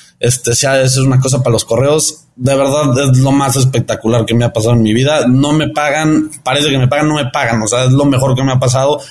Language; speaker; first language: Spanish; early bilingual, heritage; Spanish